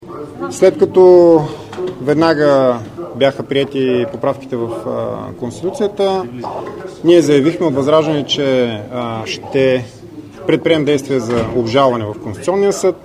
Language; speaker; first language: Bulgarian; native; Bulgarian